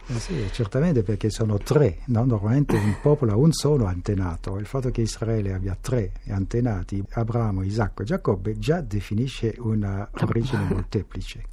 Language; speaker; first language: Italian; non-native, fluent; French